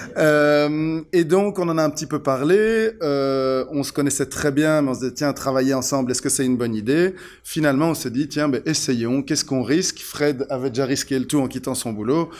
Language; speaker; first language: French; native; French